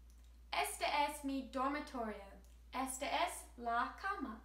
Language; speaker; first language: Spanish; non-native, learner; English